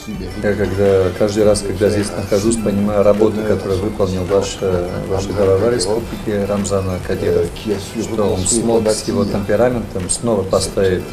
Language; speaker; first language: Russian; non-native, fluent; French